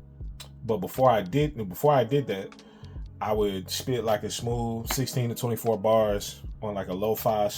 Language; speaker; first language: English; native; English